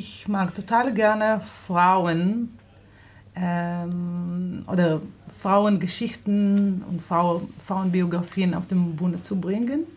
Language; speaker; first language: German; non-native, fluent; Hebrew